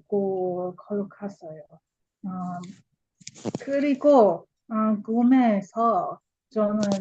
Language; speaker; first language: Korean; non-native, learner; English